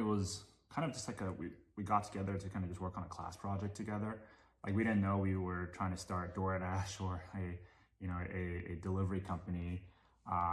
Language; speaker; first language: English; non-native, local second language; Cantonese